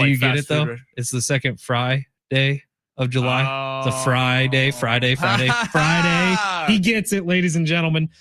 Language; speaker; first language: English; native; English